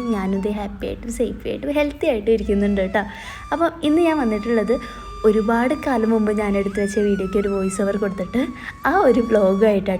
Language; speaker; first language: Malayalam; native; Malayalam